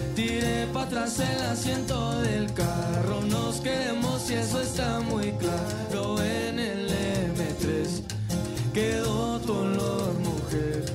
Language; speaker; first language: Spanish; early bilingual, heritage; Spanish